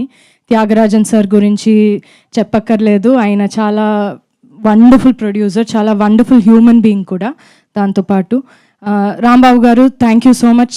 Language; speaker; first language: Telugu; non-native, fluent; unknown